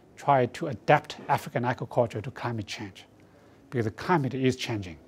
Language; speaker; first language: English; non-native, fluent; Chinese